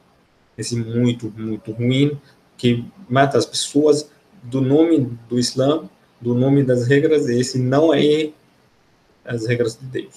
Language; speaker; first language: Portuguese; non-native, fluent; Arabic